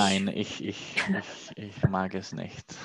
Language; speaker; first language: German; non-native, learner; Czech